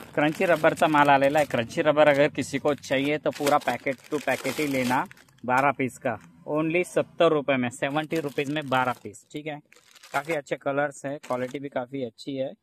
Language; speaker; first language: Hindi; non-native, local second language; Marathi